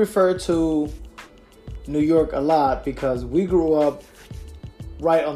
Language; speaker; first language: English; native; English